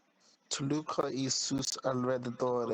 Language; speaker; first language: Spanish; non-native, learner; English